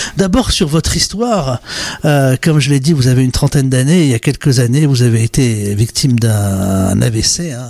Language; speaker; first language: French; native; French